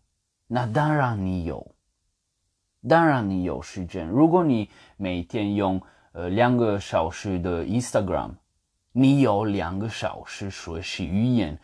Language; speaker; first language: Chinese; non-native, fluent; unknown